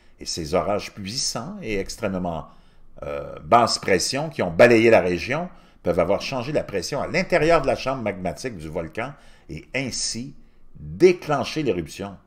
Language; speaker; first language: French; native; French